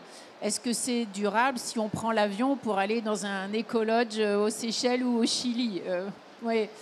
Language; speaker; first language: French; native; French